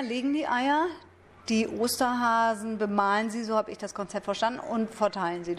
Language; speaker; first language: German; native; German